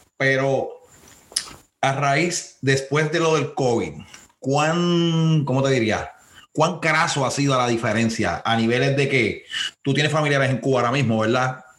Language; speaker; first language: Spanish; native; Spanish